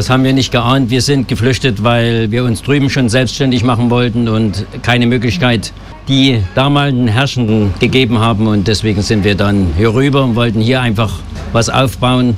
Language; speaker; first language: German; native; German